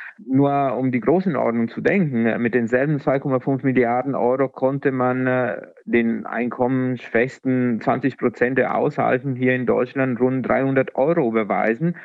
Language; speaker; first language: German; non-native, fluent; Italian